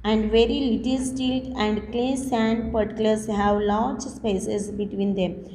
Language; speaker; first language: English; non-native, local second language; Telugu